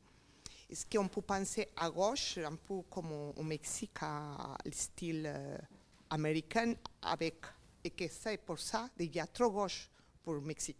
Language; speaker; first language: French; non-native, learner; Spanish